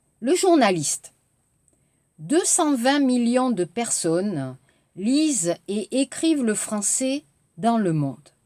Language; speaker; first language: French; native; French